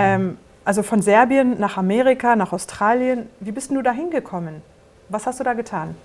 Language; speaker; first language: German; native; German